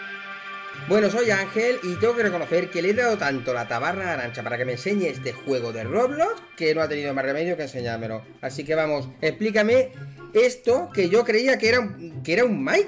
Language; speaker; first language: Spanish; native; Spanish